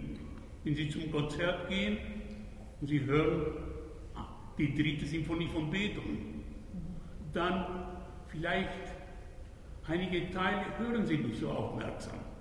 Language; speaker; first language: German; non-native, fluent; Spanish